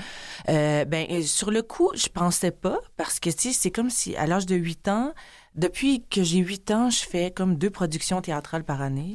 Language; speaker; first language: French; native; French